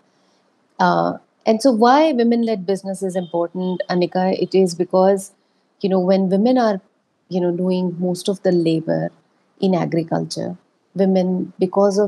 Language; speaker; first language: English; non-native, local second language; Hindi